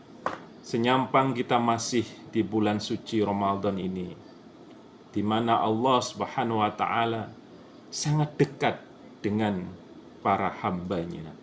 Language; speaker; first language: Indonesian; native; Indonesian